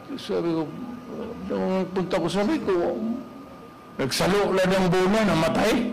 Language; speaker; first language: Filipino; non-native, local second language; Cebuano